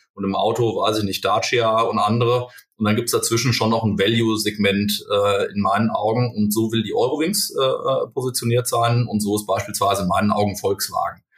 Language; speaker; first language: German; native; German